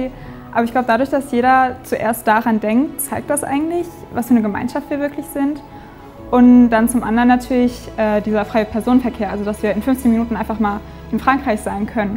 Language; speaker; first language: German; native; German